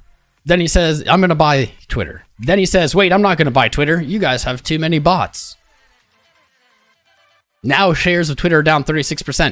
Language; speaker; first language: English; native; English